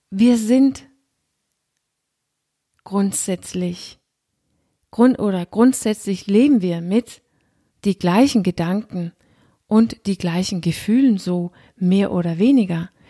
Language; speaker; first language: German; non-native, fluent; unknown